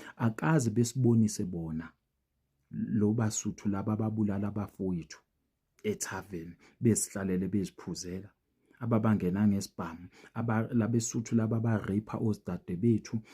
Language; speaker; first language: Zulu; native; Zulu